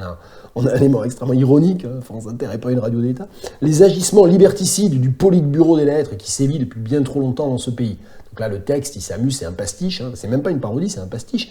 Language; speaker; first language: French; native; French